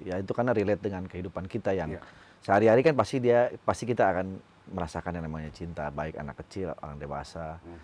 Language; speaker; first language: Indonesian; native; Indonesian